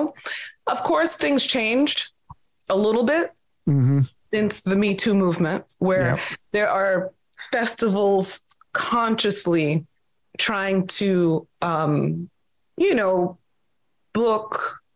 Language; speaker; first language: English; native; English